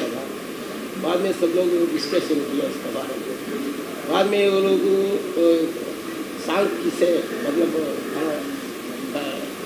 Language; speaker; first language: Hindi; non-native, local second language; Kannada